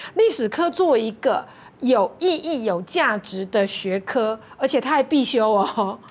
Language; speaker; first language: Chinese; non-native, local second language; Min Nan Chinese